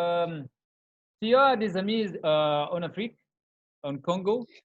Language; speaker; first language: French; non-native, learner; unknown